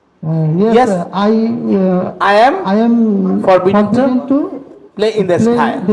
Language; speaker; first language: English; non-native, fluent; Bangla